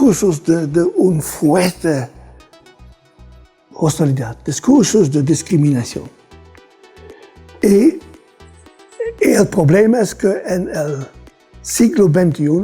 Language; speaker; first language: Spanish; non-native, fluent; Dutch